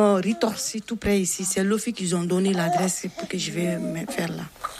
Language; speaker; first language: French; non-native, learner; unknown